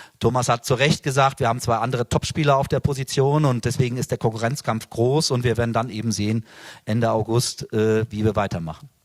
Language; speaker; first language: German; native; German